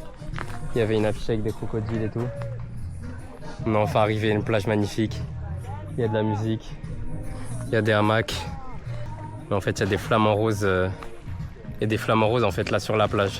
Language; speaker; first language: French; native; French